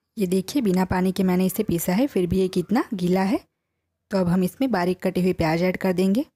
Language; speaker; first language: Hindi; non-native, local second language; Gujarati